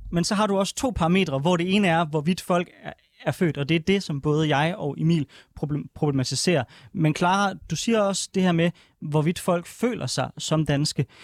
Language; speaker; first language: Danish; native; Danish